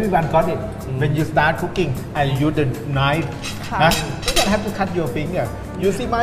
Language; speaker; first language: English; non-native, learner; Thai